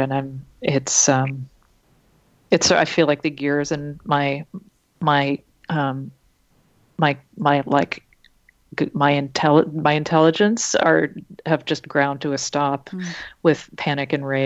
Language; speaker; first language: English; native; English